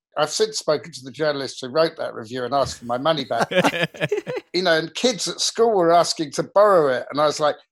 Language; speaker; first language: English; native; English